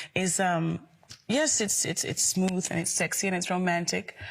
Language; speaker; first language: English; non-native, fluent; Dutch